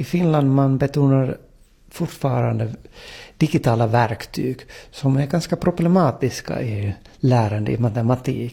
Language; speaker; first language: Swedish; non-native, local second language; Finnish